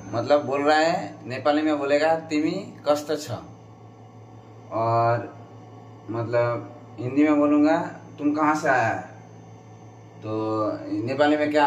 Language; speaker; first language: Hindi; non-native, local second language; Bangla